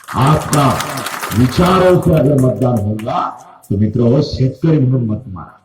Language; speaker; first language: Hindi; non-native, local second language; Marathi